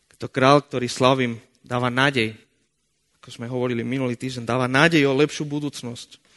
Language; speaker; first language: Slovak; non-native, fluent; Spanish